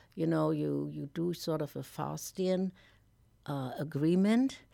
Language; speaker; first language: English; non-native, fluent; German